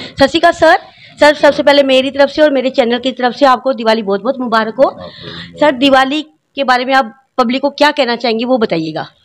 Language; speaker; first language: Hindi; non-native, local second language; Punjabi